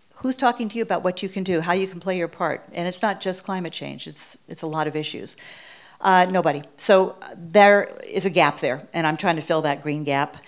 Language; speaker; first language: English; native; English